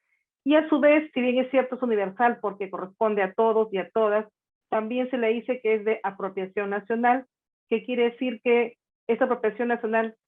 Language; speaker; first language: Spanish; native; Spanish